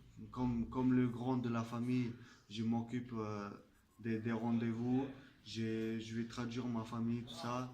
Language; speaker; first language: French; non-native, fluent; Chechen